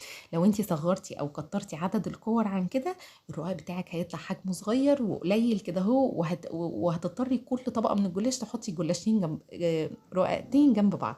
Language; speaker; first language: Arabic; native; Arabic